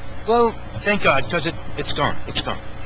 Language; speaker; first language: English; native; English